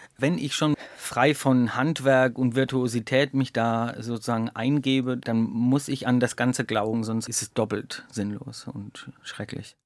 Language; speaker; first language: German; native; German